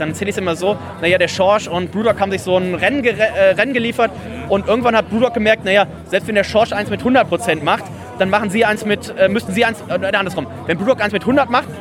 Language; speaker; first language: German; native; German